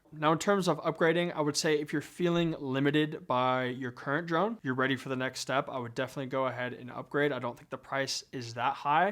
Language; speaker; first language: English; native; English